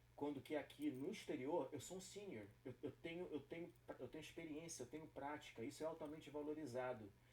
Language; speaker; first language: Portuguese; native; Portuguese